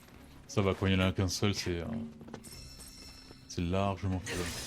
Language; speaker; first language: French; native; French